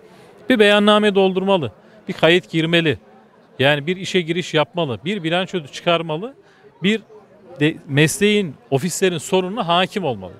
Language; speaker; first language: Turkish; native; Turkish